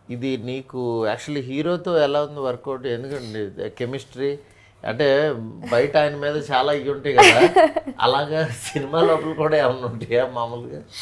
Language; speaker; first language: Telugu; native; Telugu